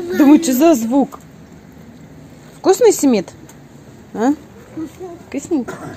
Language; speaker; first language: Russian; native; Russian